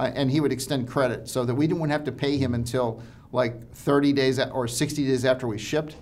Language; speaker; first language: English; native; English